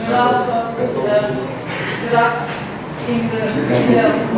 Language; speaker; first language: English; non-native, learner; Turkish